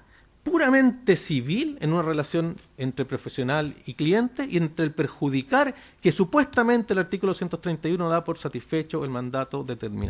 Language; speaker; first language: Spanish; native; Spanish